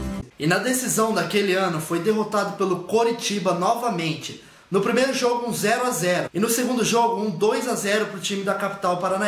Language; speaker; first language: Portuguese; native; Portuguese